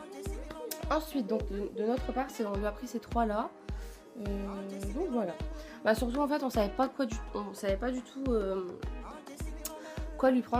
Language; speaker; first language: French; native; French